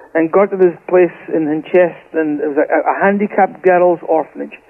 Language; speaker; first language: English; native; English